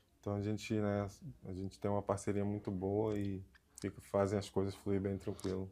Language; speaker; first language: Portuguese; native; Portuguese